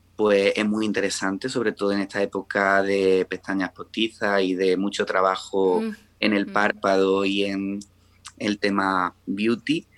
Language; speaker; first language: Spanish; native; Spanish